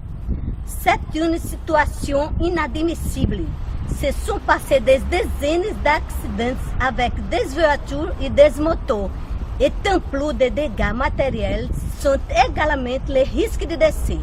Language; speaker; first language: French; non-native, learner; Portuguese